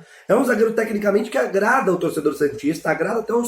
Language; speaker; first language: Portuguese; native; Portuguese